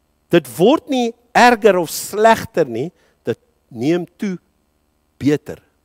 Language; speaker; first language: Afrikaans; early bilingual, heritage; Afrikaans